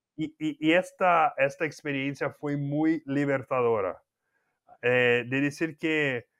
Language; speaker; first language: Spanish; non-native, fluent; Portuguese